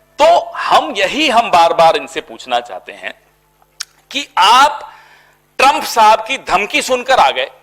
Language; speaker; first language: Hindi; native; Hindi